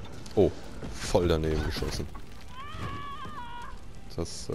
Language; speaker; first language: German; native; German